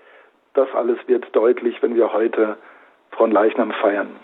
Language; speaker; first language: German; native; German